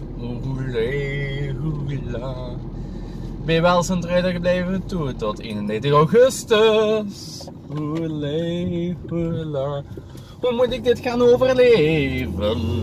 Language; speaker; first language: Dutch; native; Dutch